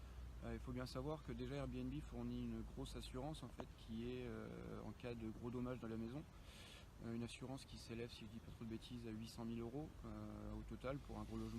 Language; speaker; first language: French; native; French